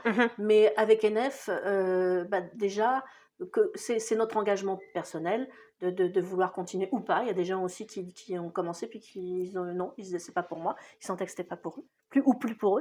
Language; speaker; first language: French; native; French